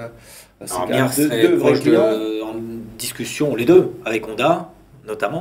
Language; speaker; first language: French; native; French